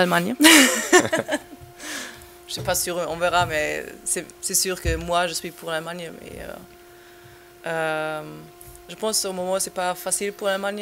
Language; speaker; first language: French; non-native, fluent; German